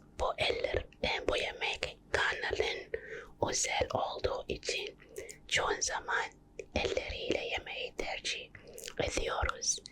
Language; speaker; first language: Turkish; non-native, learner; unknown